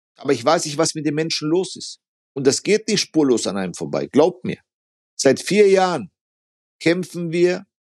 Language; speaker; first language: German; early bilingual, other home language; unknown